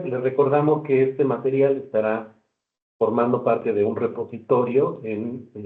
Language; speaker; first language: Spanish; native; Spanish